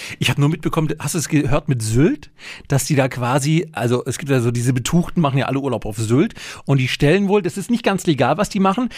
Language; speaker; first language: German; native; German